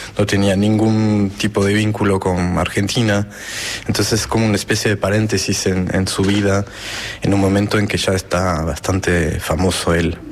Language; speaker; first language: Spanish; non-native, fluent; French